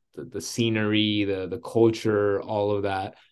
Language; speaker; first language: English; early bilingual, other home language; Spanish